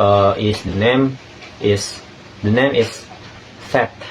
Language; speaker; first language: English; non-native, learner; Indonesian